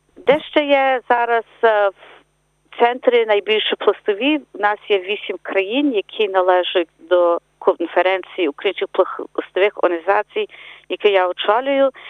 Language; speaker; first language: Ukrainian; early bilingual, heritage; Ukrainian